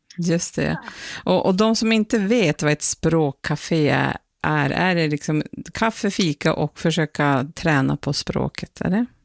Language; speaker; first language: Swedish; native; Swedish